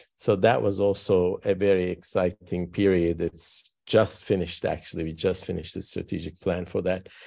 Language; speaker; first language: English; non-native, fluent; Turkish